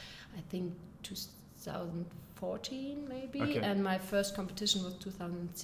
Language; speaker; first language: English; non-native, learner; German